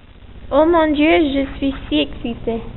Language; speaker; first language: French; non-native, learner; English